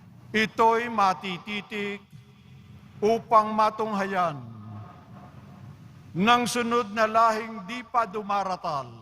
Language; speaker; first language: Filipino; native; Filipino